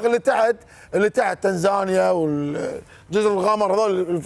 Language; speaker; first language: Arabic; native; Arabic